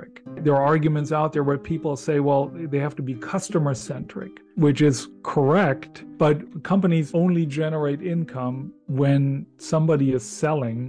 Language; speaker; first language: English; non-native, fluent; German